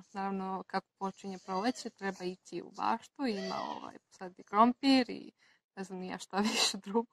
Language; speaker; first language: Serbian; non-native, local second language; Slovak